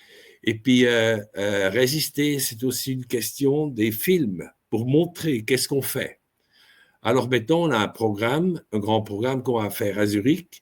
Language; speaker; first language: French; non-native, local second language; German